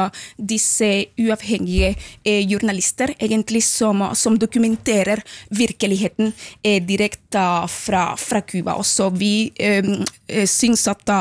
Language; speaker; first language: Norwegian; non-native, fluent; Spanish